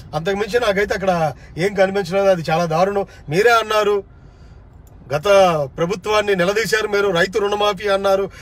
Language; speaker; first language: Telugu; native; Telugu